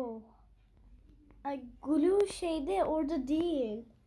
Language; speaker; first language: Turkish; native; Turkish